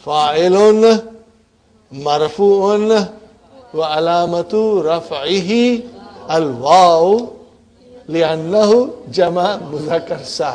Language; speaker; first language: Arabic; non-native, fluent; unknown